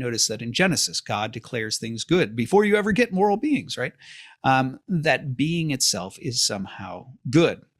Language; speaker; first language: English; native; English